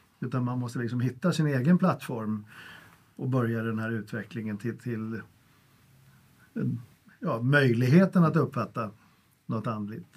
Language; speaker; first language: Swedish; native; Swedish